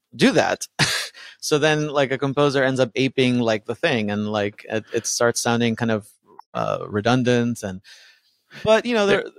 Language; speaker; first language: English; early bilingual, other home language; Spanish